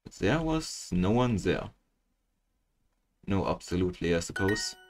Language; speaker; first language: English; non-native, fluent; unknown